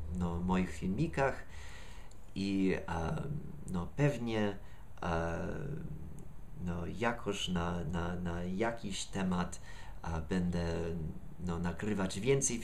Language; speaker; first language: Polish; non-native, learner; English